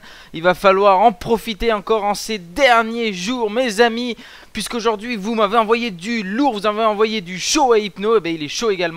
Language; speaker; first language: French; native; French